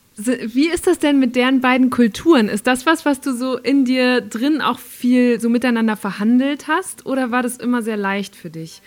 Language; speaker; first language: German; native; German